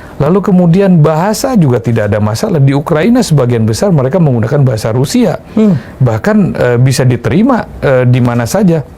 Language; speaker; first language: Indonesian; native; Indonesian